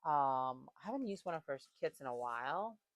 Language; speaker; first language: English; native; English